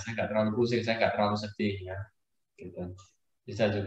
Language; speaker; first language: Indonesian; native; Indonesian